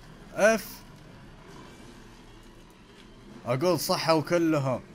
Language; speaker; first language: Arabic; native; Arabic